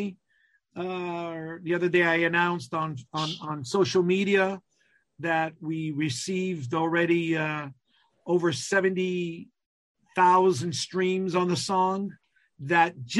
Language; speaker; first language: English; non-native, fluent; Italian